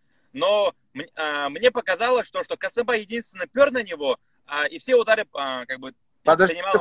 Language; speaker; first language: Russian; native; Russian